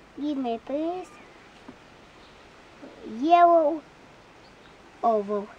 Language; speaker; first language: English; non-native, learner; Russian